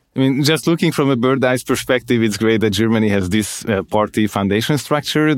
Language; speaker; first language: English; non-native, fluent; Hungarian